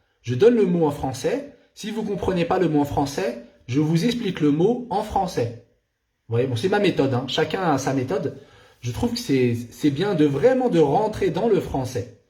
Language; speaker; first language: French; non-native, local second language; Arabic